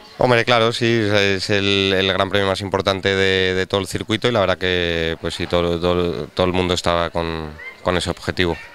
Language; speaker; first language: Spanish; native; Spanish